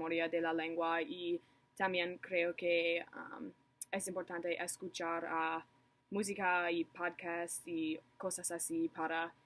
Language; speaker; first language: Spanish; non-native, learner; English